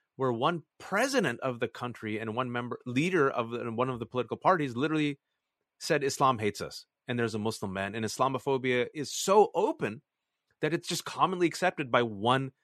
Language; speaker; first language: English; early bilingual, other home language; Urdu